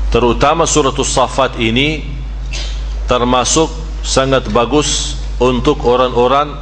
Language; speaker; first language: Indonesian; non-native, fluent; Arabic